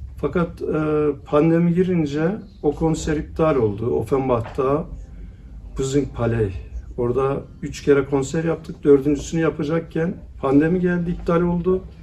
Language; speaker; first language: Turkish; native; Turkish